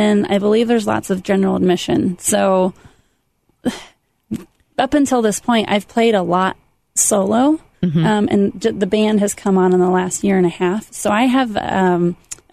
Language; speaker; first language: English; native; English